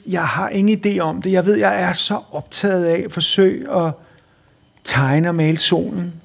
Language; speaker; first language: Danish; native; Danish